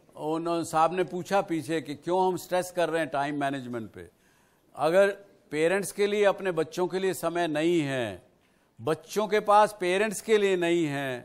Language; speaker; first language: Hindi; native; Hindi